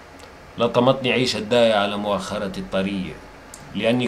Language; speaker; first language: Arabic; native; Arabic